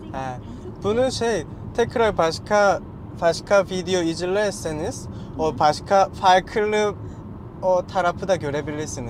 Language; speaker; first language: Turkish; non-native, learner; Korean